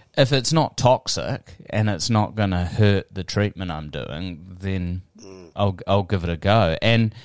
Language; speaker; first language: English; native; English